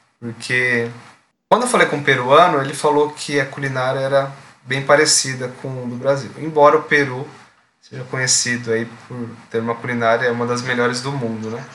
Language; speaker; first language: Portuguese; native; Portuguese